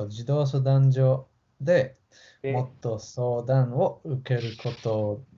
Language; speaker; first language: Japanese; non-native, learner; English